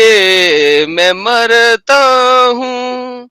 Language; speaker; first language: Hindi; native; Hindi